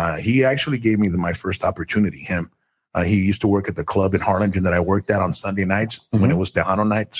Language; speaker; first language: English; early bilingual, other home language; Spanish